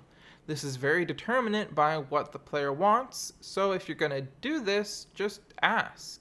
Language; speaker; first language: English; native; English